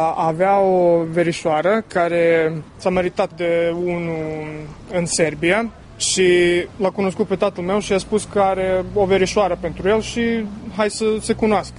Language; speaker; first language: Romanian; early bilingual, heritage; Romanian